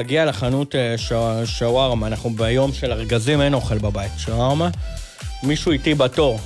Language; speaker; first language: Hebrew; native; Hebrew